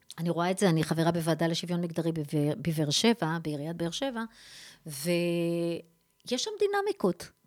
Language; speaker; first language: Hebrew; native; Hebrew